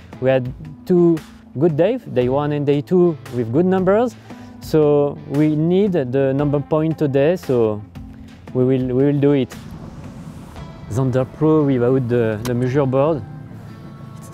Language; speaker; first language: English; non-native, fluent; French